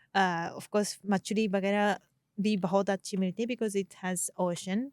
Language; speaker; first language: Hindi; non-native, fluent; Japanese